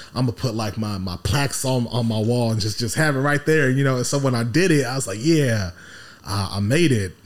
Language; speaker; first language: English; early bilingual, other home language; Yoruba